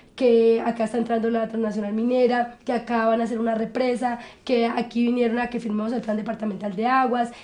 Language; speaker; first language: Spanish; native; Spanish